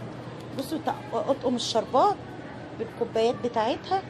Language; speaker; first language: Arabic; native; Arabic